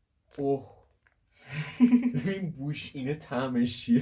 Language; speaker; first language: Persian; native; Persian